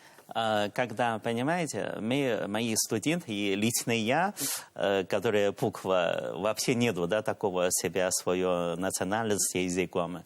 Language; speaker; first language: Russian; non-native, learner; Chinese